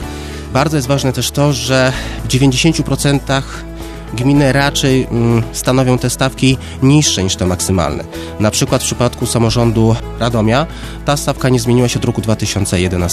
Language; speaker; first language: Polish; native; Polish